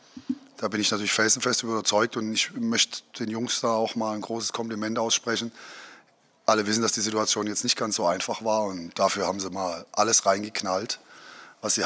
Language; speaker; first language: German; native; German